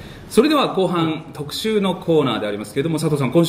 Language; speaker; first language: Japanese; native; Japanese